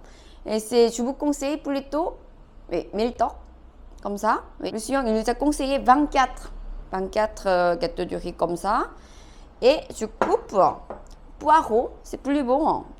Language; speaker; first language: French; non-native, fluent; Korean